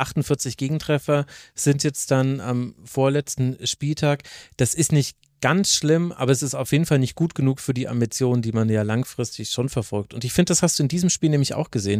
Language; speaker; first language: German; native; German